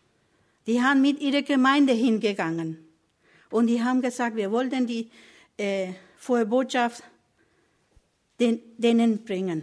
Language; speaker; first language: German; non-native, learner; Spanish